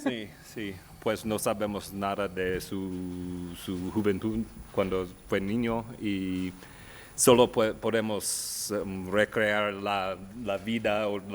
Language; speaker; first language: Spanish; non-native, learner; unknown